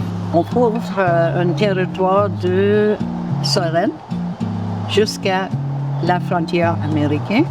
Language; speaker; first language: French; non-native, local second language; English